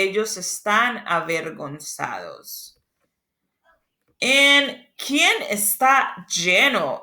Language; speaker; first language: Spanish; non-native, fluent; English